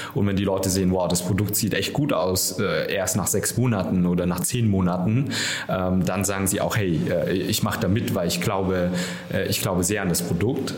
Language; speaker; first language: German; early bilingual, other home language; Vietnamese